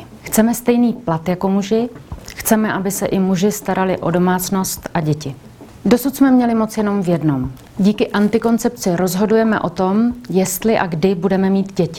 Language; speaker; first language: Czech; native; Czech